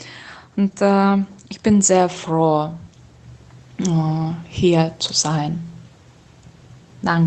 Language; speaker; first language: German; non-native, learner; Russian